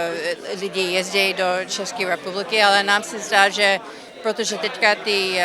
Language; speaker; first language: Czech; early bilingual, heritage; Czech